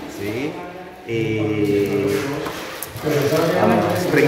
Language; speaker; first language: Spanish; non-native, learner; Indonesian